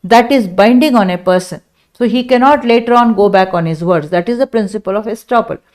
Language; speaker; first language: English; non-native, local second language; Kannada